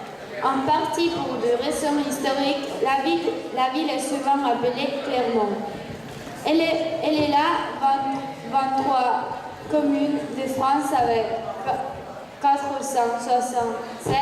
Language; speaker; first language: French; non-native, learner; Spanish